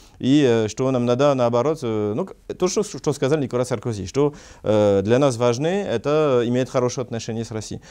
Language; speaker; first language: Russian; non-native, learner; French